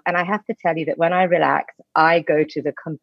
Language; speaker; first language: English; native; English